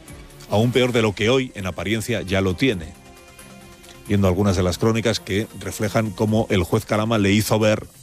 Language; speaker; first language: Spanish; native; Spanish